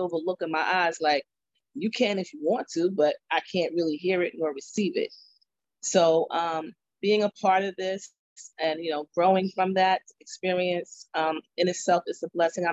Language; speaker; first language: English; native; English